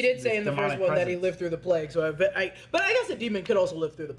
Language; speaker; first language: English; native; English